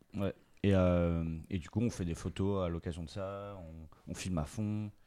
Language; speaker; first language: French; native; French